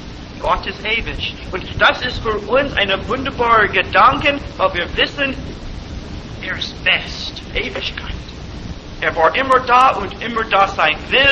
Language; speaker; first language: German; non-native, fluent; English